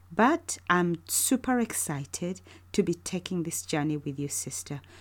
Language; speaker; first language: English; non-native, local second language; Ganda